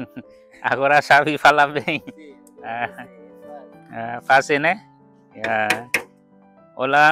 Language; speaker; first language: Portuguese; non-native, learner; Vietnamese